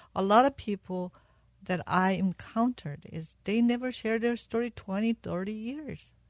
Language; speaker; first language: English; non-native, fluent; Korean